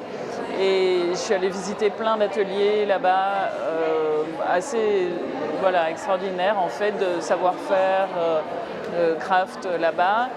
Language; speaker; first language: French; native; French